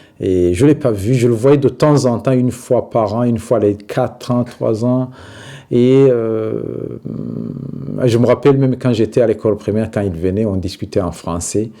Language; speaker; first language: French; non-native, local second language; Rundi